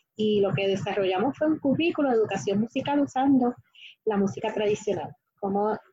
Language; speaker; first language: Spanish; native; Spanish